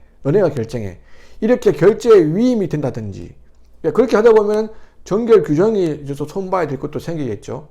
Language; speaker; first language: Korean; native; Korean